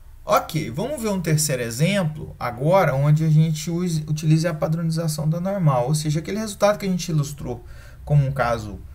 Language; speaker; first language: Portuguese; native; Portuguese